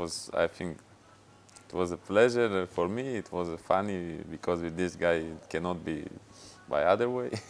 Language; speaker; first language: English; non-native, fluent; Russian